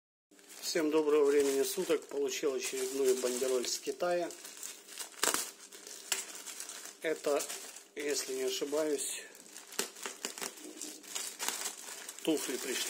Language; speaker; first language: Russian; native; Russian